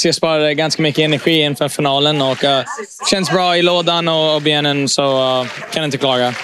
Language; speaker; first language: Swedish; early bilingual, heritage; English